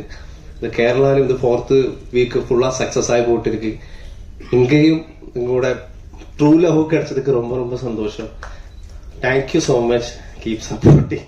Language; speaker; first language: Tamil; non-native, learner; Malayalam